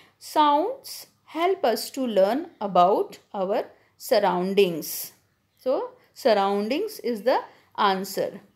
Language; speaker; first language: English; non-native, local second language; Hindi